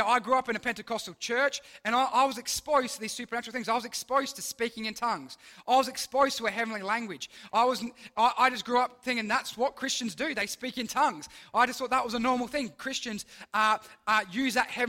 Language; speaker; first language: English; native; English